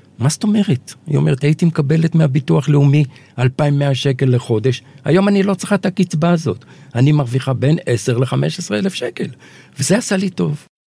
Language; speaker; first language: Hebrew; early bilingual, other home language; Arabic